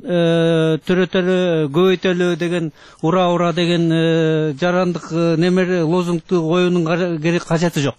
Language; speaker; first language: Kyrgyz; native; Kyrgyz